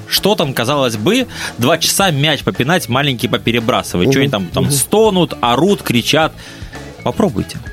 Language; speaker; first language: Russian; native; Russian